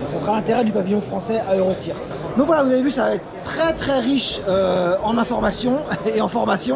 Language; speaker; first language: French; native; French